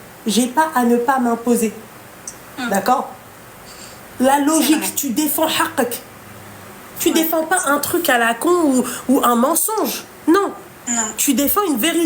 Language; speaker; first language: French; native; French